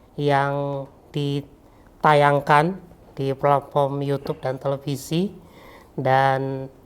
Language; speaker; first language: Malay; native; Malay